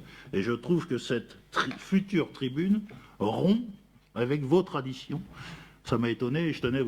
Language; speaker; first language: French; native; French